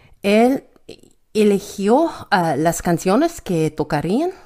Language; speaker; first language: Spanish; non-native, learner; English